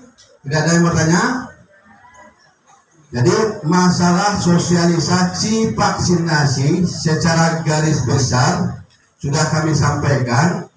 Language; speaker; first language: Indonesian; native; Indonesian